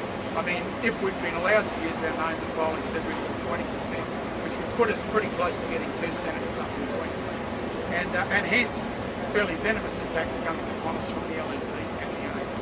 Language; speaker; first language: English; native; English